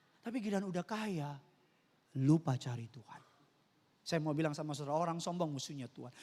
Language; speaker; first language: Indonesian; native; Indonesian